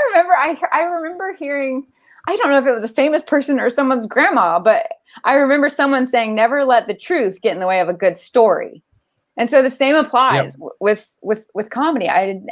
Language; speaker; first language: English; native; English